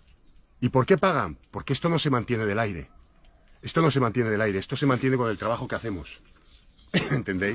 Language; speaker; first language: Spanish; native; Spanish